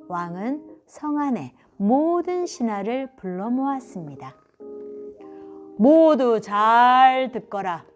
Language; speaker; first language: Korean; native; Korean